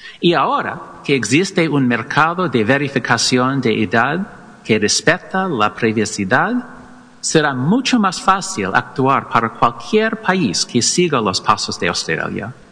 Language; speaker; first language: Spanish; non-native, learner; English